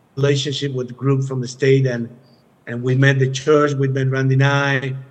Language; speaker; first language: English; non-native, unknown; Spanish